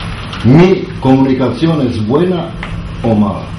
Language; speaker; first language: Spanish; non-native, learner; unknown